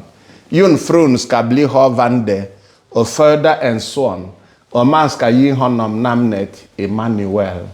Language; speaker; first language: Swedish; non-native, fluent; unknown